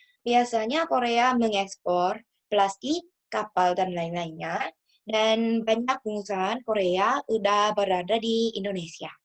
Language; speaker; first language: Indonesian; non-native, learner; Korean